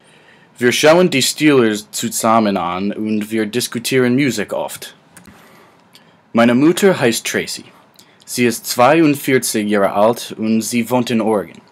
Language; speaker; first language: German; non-native, learner; English